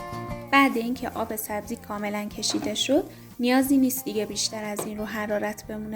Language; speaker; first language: Persian; native; Persian